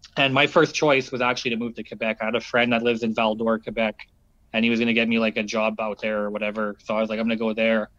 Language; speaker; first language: English; native; English